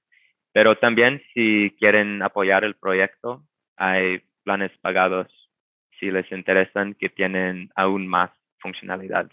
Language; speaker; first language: Spanish; non-native, fluent; English